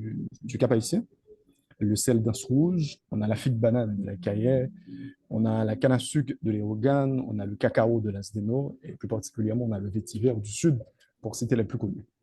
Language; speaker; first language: French; non-native, local second language; Haitian Creole